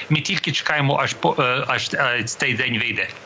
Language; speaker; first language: Ukrainian; early bilingual, heritage; English